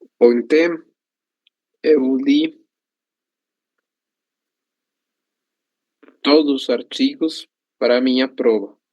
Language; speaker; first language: Portuguese; non-native, learner; Spanish